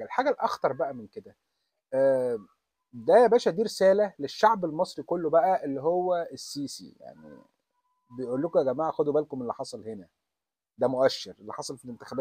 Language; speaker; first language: Arabic; native; Arabic